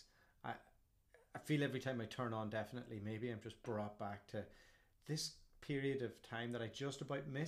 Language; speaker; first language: English; native; English